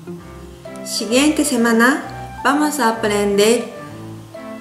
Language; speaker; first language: Spanish; non-native, learner; Japanese